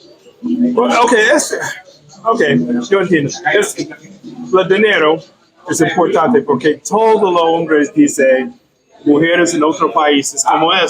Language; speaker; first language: Spanish; non-native, learner; English